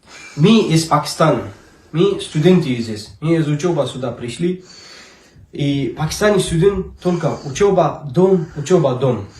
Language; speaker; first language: Russian; non-native, learner; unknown